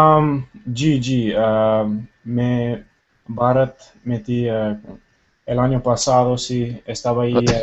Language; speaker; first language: Spanish; non-native, fluent; Tamil